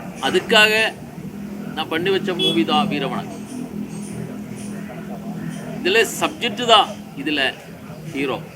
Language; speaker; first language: Tamil; non-native, learner; Malayalam